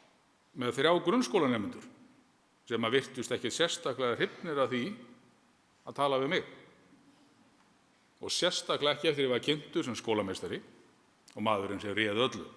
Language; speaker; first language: Icelandic; native; Icelandic